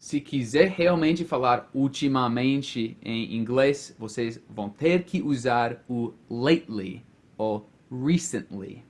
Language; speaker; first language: Portuguese; non-native, fluent; English